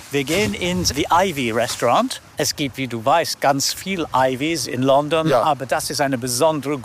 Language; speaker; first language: German; non-native, fluent; English